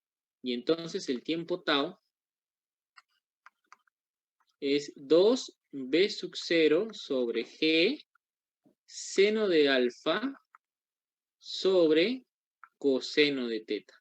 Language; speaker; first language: Spanish; native; Spanish